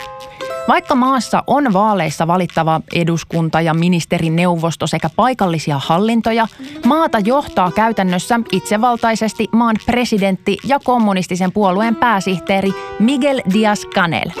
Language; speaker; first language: Finnish; native; Finnish